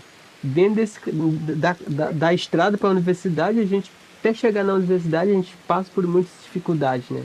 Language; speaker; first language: Portuguese; non-native, local second language; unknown